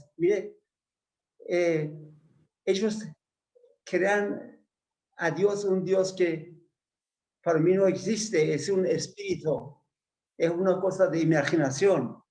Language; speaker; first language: Spanish; non-native, fluent; Persian